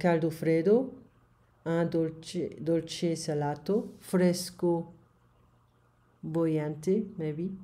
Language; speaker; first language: Italian; non-native, learner; French